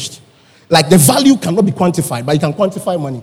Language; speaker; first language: English; non-native, local second language; Akan